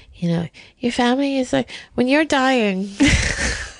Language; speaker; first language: English; native; English